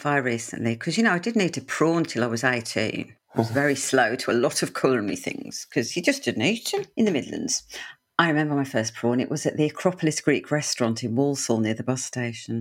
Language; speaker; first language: English; native; English